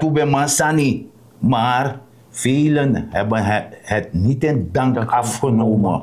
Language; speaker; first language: Dutch; non-native, local second language; Sranan Tongo